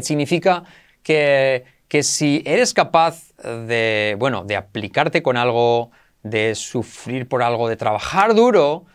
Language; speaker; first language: Spanish; native; Spanish